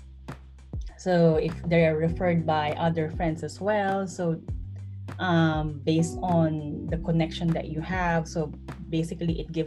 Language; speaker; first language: English; non-native, local second language; Filipino